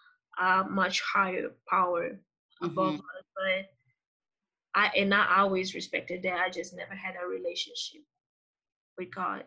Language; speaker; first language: English; non-native, fluent; Portuguese